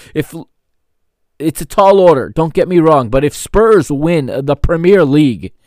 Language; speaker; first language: English; native; English